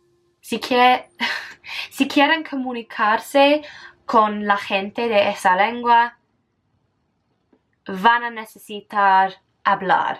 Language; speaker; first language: Spanish; non-native, fluent; English